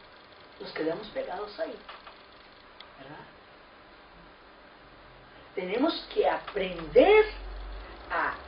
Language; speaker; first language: Spanish; non-native, fluent; Portuguese